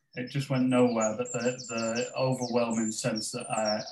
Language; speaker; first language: English; native; English